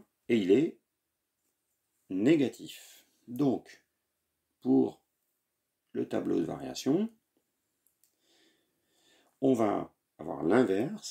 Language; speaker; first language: French; native; French